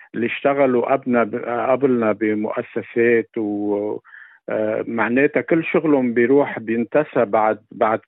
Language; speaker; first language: Arabic; native; Arabic